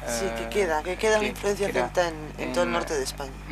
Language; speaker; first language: Spanish; native; Spanish